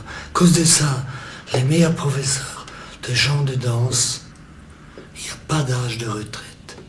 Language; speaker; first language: French; non-native, local second language; German